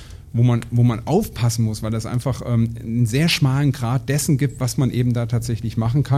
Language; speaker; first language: German; native; German